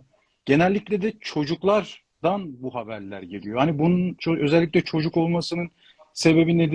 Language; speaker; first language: Turkish; native; Turkish